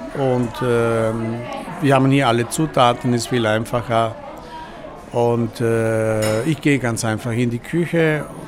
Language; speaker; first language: German; non-native, fluent; Italian